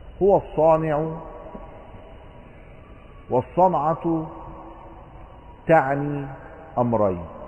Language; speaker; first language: Arabic; native; Arabic